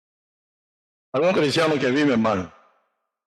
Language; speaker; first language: Spanish; non-native, learner; Korean